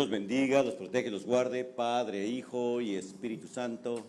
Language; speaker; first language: Spanish; native; Spanish